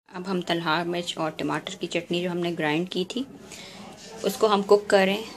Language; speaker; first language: Urdu; native; Urdu